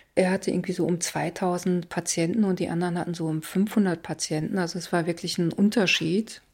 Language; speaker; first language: German; native; German